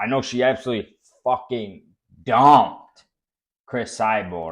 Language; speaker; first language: English; native; English